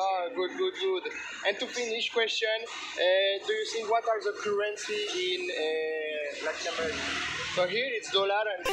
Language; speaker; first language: English; non-native, fluent; French